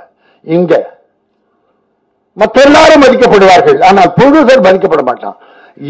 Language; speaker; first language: Tamil; native; Tamil